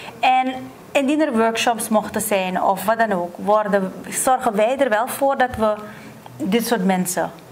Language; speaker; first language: Dutch; native; Dutch